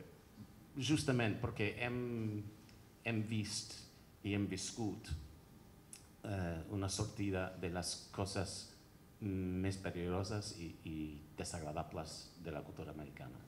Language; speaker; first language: Catalan; non-native, fluent; English